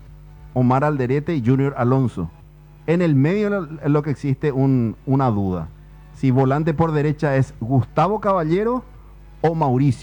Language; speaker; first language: Spanish; native; Spanish